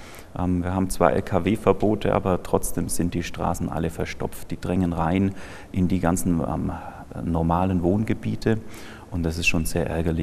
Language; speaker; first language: German; native; German